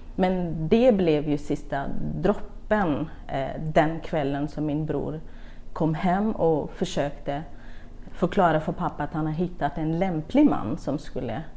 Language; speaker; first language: Swedish; non-native, fluent; Kurdish